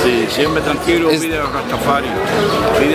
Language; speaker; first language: Spanish; native; Spanish